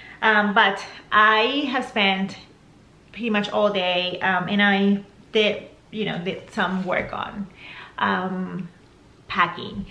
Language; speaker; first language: English; non-native, fluent; Spanish